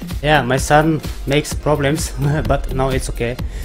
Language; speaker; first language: English; non-native, learner; German